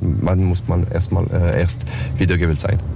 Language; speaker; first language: German; non-native, learner; French